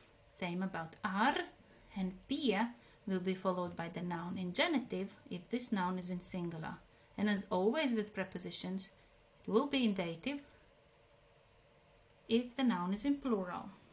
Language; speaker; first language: English; non-native, fluent; Latvian